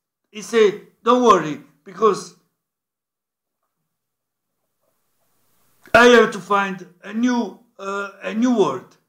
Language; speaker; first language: English; non-native, learner; Italian